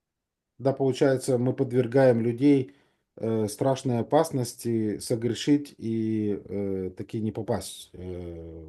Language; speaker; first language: Russian; native; Russian